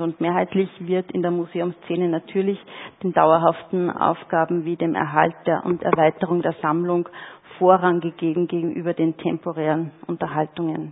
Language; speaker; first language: German; native; German